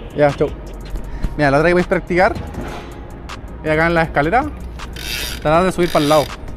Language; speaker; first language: Spanish; native; Spanish